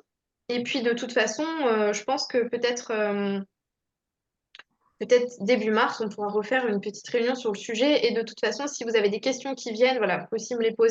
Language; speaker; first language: French; native; French